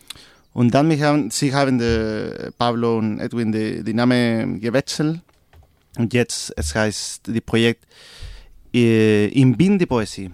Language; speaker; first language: German; non-native, learner; Spanish